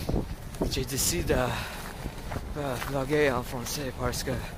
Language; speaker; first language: French; non-native, learner; English